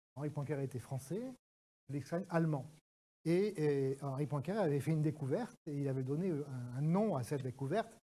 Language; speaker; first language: French; native; French